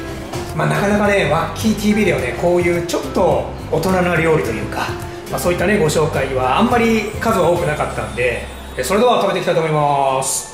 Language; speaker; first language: Japanese; native; Japanese